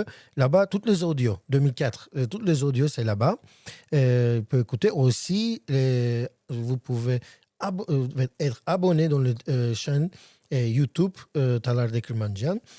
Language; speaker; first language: French; non-native, learner; Armenian